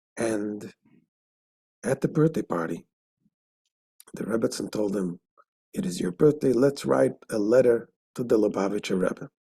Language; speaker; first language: English; non-native, fluent; Hebrew